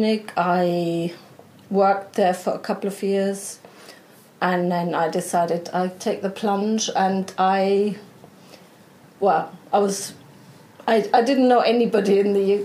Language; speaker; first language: English; non-native, fluent; German